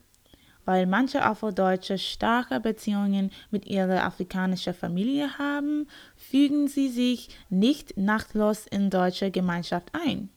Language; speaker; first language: German; non-native, learner; English